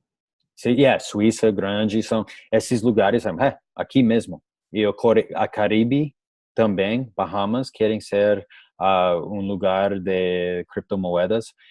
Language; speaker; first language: Portuguese; non-native, learner; English